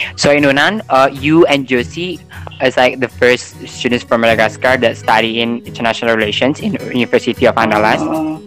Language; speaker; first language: English; non-native, fluent; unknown